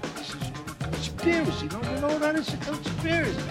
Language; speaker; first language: English; early bilingual, other home language; German